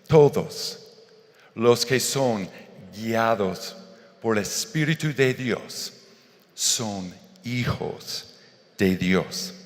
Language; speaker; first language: Spanish; non-native, fluent; English